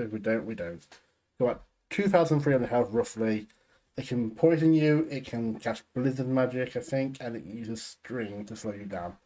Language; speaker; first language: English; native; English